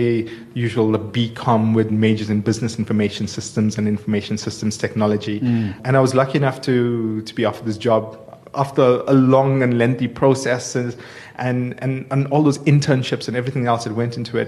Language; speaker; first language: English; native; English